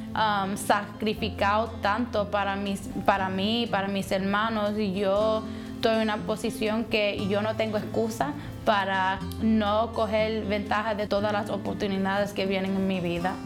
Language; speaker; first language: Spanish; early bilingual, heritage; Spanish